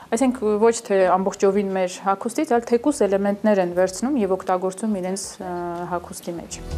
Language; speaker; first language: Armenian; early bilingual, heritage; Armenian